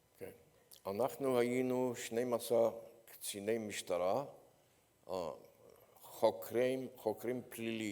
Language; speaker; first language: Hebrew; non-native, fluent; Polish